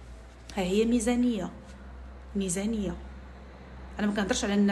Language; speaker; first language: Arabic; native; Arabic